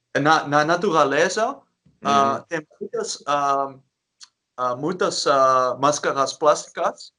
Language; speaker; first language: Portuguese; non-native, learner; Dutch